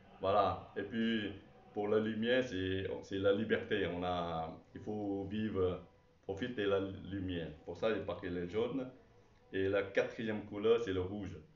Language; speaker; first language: French; non-native, learner; Chinese